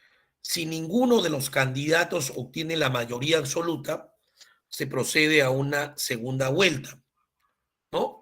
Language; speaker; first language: Spanish; native; Spanish